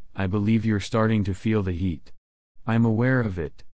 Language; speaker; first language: English; non-native, local second language; Cantonese